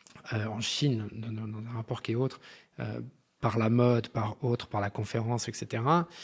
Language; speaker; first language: French; native; French